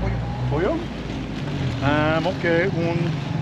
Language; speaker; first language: Spanish; non-native, learner; English